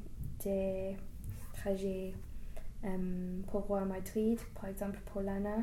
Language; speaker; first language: French; non-native, learner; English